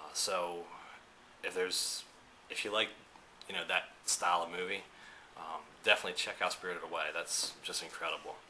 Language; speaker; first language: English; early bilingual, other home language; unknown